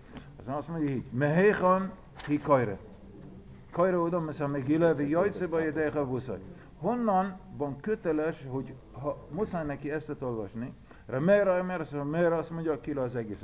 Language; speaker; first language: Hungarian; early bilingual, heritage; Hungarian